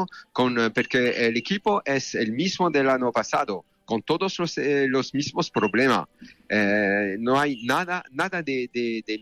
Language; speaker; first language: Spanish; non-native, learner; French